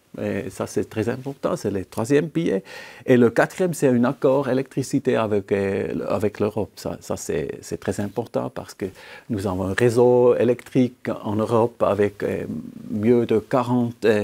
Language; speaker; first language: French; non-native, local second language; German